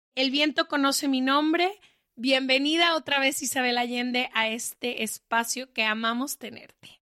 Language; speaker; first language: Spanish; native; Spanish